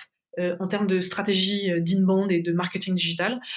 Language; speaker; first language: French; native; French